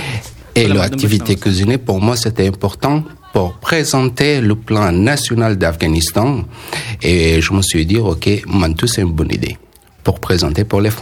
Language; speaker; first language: French; non-native, learner; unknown